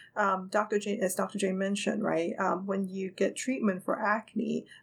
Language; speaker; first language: English; non-native, local second language; Cantonese